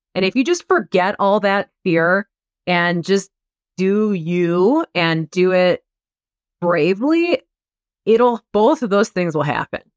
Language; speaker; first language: English; native; English